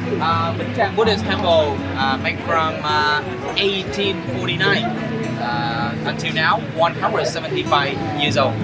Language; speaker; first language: English; non-native, learner; Vietnamese